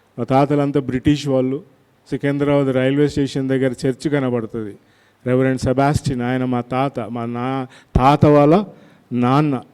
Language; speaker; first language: Telugu; non-native, local second language; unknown